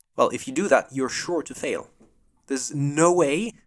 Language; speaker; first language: English; non-native, fluent; French